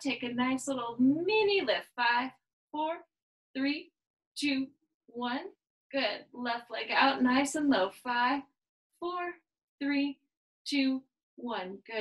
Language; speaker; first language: English; native; English